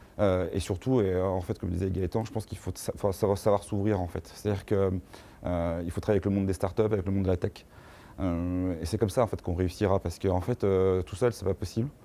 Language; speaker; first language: French; native; French